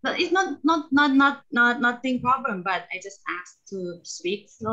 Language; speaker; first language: English; non-native, learner; Thai